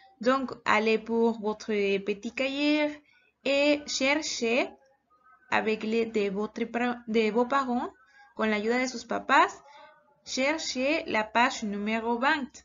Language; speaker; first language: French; non-native, learner; Spanish